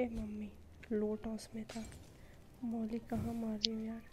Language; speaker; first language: Hindi; native; Hindi